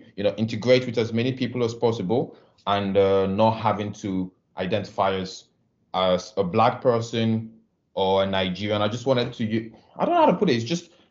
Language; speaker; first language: English; non-native, local second language; Igbo